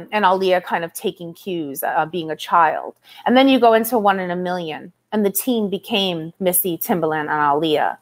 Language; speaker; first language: English; native; English